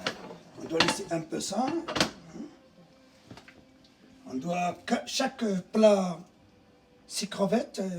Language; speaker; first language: French; non-native, fluent; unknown